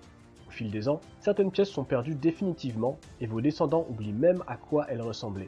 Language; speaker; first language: French; native; French